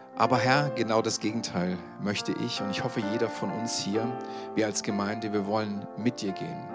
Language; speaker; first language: German; native; German